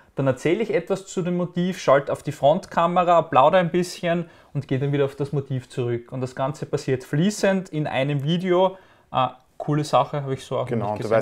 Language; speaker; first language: German; native; German